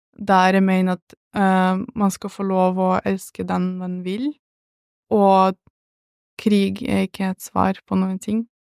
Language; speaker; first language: Norwegian; early bilingual, other home language; Russian